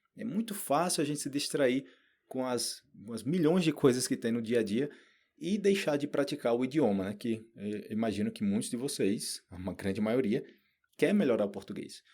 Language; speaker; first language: Portuguese; native; Portuguese